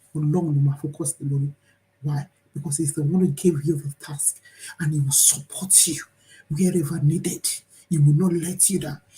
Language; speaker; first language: English; non-native, local second language; Yoruba